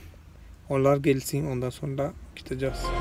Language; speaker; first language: Turkish; non-native, fluent; Malayalam